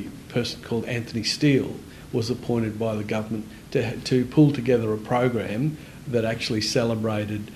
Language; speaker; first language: English; native; English